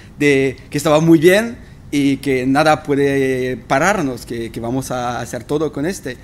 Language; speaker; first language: Spanish; non-native, fluent; French